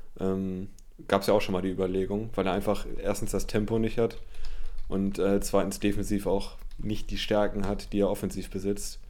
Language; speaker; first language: German; native; German